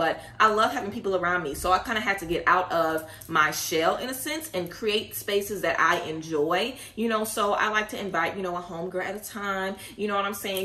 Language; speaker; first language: English; native; English